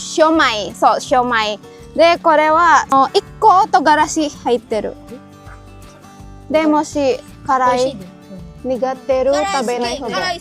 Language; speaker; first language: Japanese; non-native, learner; Indonesian